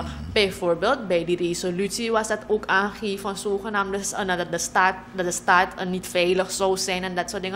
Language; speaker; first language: Dutch; native; Dutch